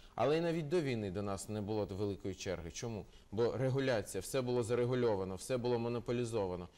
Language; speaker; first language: Ukrainian; non-native, local second language; Russian